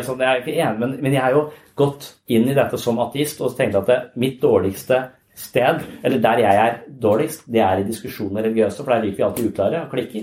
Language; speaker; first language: Norwegian; native; Norwegian